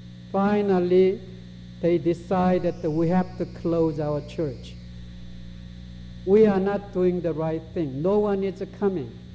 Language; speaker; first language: English; non-native, fluent; Korean